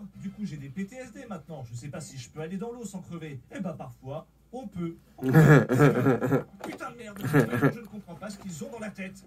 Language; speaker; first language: French; native; French